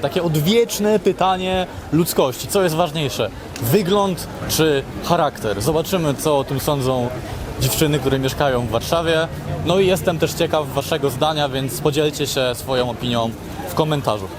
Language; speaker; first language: Polish; native; Polish